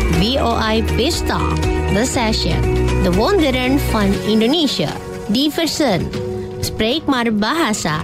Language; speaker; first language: Dutch; non-native, fluent; Indonesian